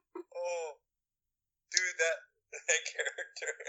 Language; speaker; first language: English; native; English